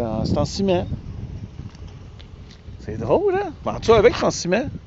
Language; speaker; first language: French; native; French